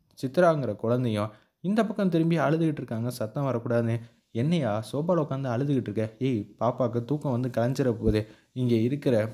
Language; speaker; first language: Tamil; native; Tamil